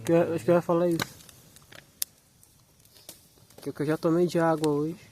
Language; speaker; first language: Portuguese; native; Portuguese